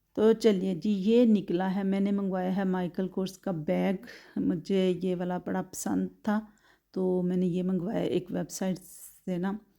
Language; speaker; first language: Urdu; native; Urdu